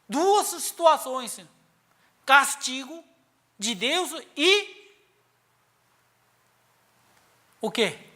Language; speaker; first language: Portuguese; non-native, learner; Korean